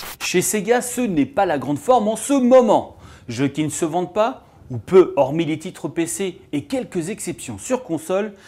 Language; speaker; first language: French; native; French